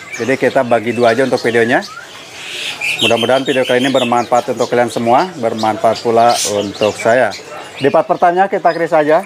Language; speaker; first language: Indonesian; native; Indonesian